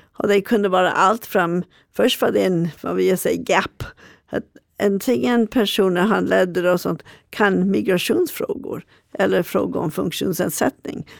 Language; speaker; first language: Swedish; non-native, fluent; English